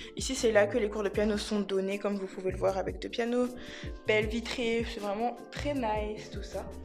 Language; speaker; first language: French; native; French